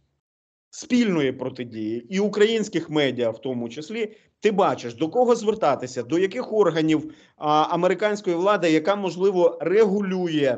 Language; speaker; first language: Ukrainian; native; Ukrainian